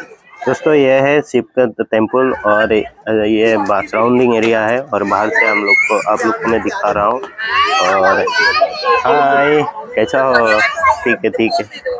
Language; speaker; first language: Hindi; non-native, local second language; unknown